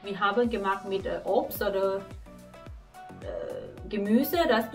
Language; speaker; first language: German; non-native, learner; Thai